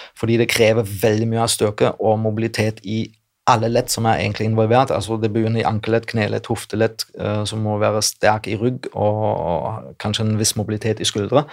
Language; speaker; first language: Norwegian; non-native, fluent; German